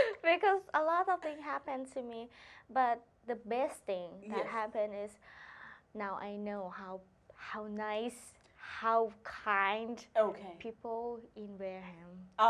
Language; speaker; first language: English; non-native, learner; Thai